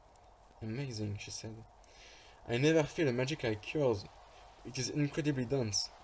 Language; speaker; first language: English; non-native, fluent; French